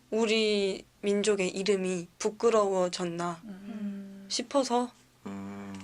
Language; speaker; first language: Korean; native; Korean